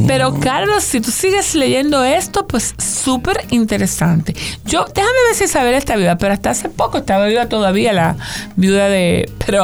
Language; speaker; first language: Spanish; native; Spanish